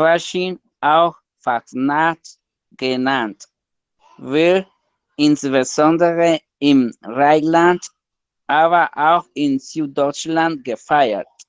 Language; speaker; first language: German; non-native, learner; Spanish